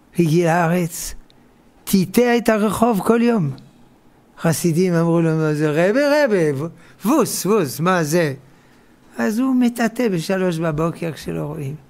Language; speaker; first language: Hebrew; non-native, fluent; French